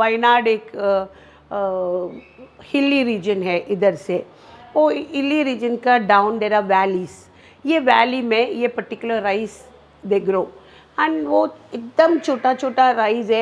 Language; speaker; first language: Hindi; non-native, local second language; Malayalam